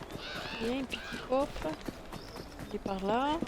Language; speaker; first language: French; native; French